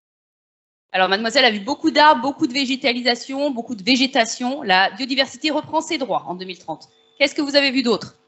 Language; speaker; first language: French; native; French